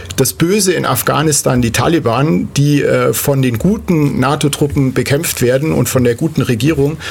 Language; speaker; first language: German; native; German